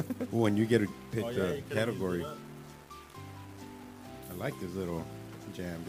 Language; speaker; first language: English; early bilingual, other home language; Spanish